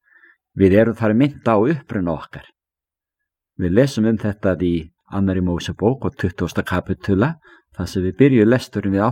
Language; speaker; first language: Icelandic; native; Icelandic